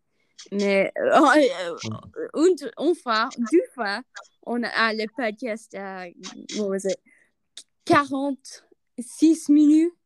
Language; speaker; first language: French; non-native, learner; English